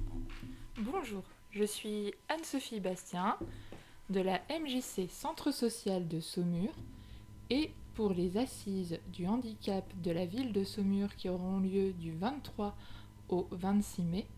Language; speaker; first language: French; native; French